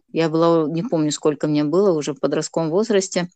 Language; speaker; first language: Russian; non-native, local second language; Gagauz